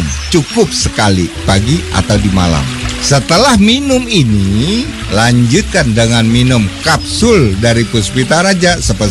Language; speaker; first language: Indonesian; native; Indonesian